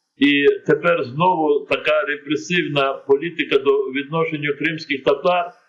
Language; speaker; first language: Ukrainian; non-native, local second language; Crimean Tatar